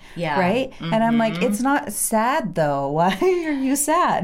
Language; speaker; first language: English; native; English